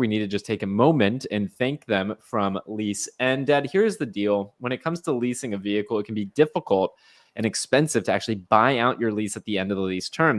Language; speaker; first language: English; native; English